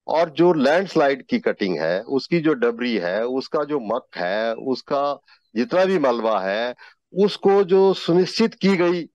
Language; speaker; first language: Hindi; native; Hindi